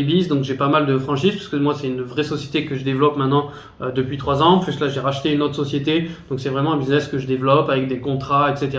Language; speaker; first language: French; native; French